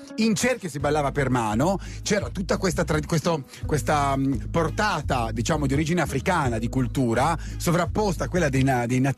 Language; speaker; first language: Italian; native; Italian